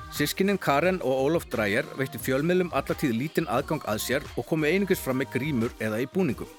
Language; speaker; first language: Icelandic; native; Icelandic